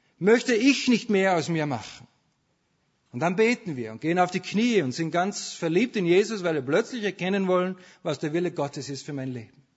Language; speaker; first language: German; native; German